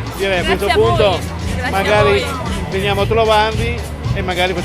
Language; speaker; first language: Italian; native; Italian